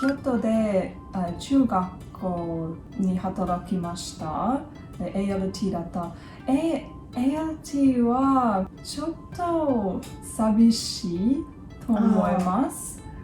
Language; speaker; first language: Japanese; non-native, learner; English